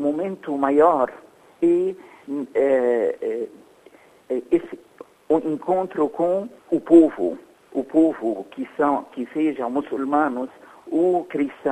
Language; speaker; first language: Portuguese; non-native, fluent; Arabic